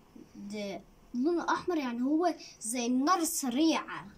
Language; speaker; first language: Arabic; native; Arabic